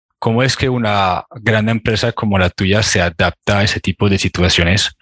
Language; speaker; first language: Spanish; non-native, fluent; French